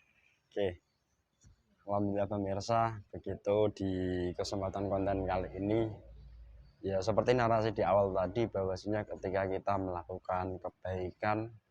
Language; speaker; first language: Indonesian; native; Indonesian